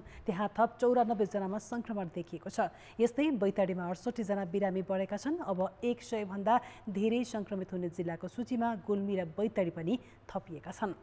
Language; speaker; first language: Nepali; native; Nepali